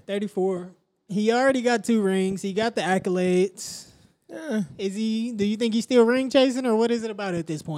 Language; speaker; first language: English; native; English